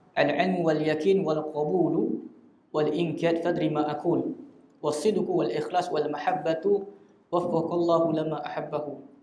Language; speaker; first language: Malay; native; Malay